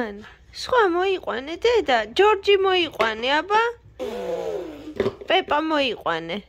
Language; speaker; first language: Georgian; native; Georgian